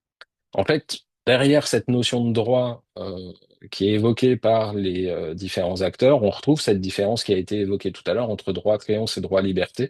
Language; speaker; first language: French; native; French